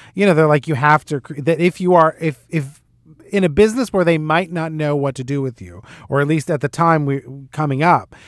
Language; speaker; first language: English; native; English